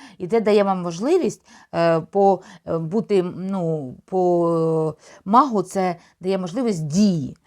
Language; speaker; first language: Ukrainian; non-native, local second language; Russian